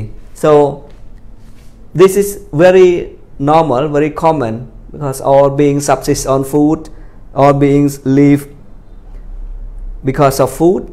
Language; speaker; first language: English; non-native, fluent; Khmer